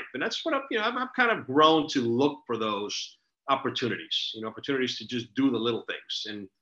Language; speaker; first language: English; early bilingual, other home language; Spanish